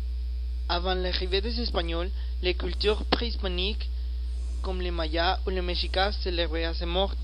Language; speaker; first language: French; non-native, learner; Spanish